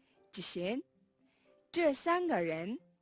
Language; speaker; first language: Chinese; non-native, fluent; Mongolian